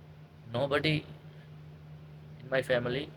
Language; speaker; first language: English; non-native, learner; Hindi